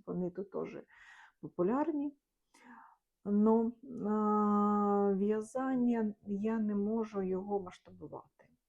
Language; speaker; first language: Ukrainian; non-native, local second language; Russian